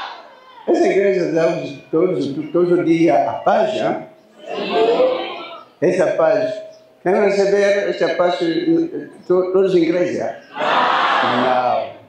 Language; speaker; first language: Portuguese; non-native, learner; Lingala